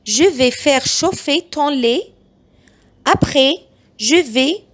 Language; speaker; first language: French; non-native, fluent; Arabic